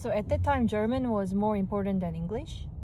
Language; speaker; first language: English; non-native, fluent; Korean